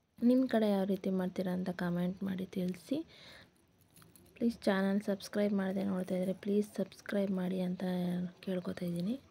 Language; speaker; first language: Kannada; native; Kannada